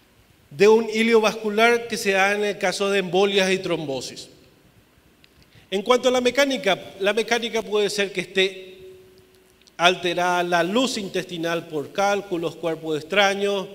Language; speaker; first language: Spanish; native; Spanish